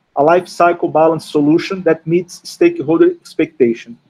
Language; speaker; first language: English; non-native, fluent; Portuguese